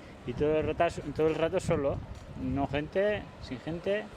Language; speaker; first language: Spanish; non-native, local second language; Basque